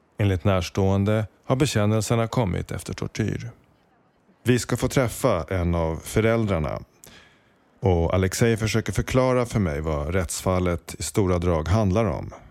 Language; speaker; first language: Swedish; native; Swedish